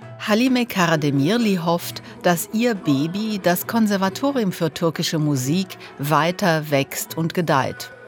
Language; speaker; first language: German; native; German